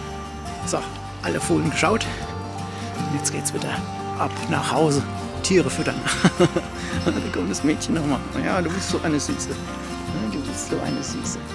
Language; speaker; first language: German; native; German